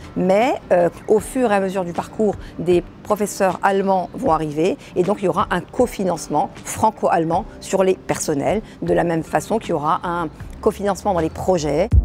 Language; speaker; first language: French; native; French